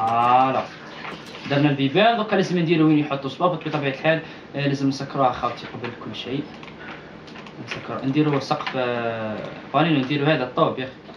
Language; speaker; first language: Arabic; native; Arabic